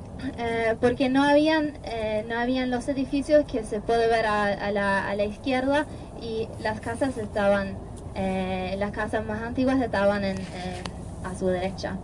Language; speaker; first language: Spanish; non-native, fluent; Norwegian